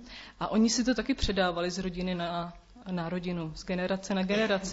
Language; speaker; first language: Czech; native; Czech